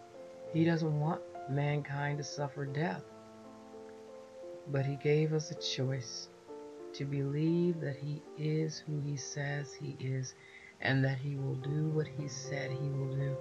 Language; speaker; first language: English; native; English